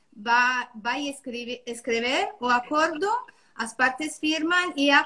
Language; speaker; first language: Portuguese; non-native, learner; Italian